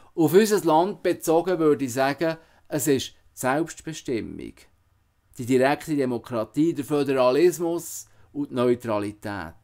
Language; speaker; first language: German; native; German